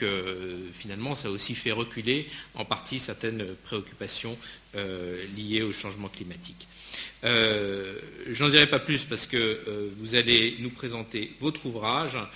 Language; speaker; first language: French; native; French